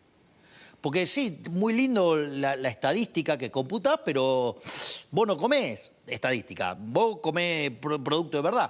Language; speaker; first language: Spanish; native; Spanish